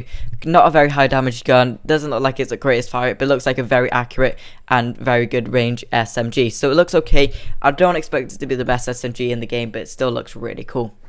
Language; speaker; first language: English; native; English